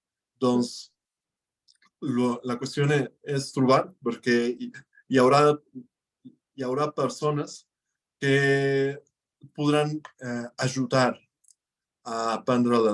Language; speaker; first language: Catalan; non-native, fluent; Spanish